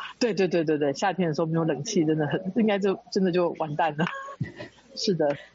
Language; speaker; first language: Chinese; early bilingual, heritage; Chinese